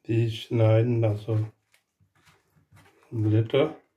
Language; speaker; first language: German; non-native, learner; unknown